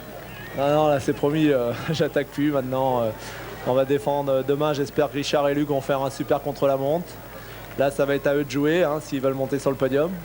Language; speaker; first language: French; native; French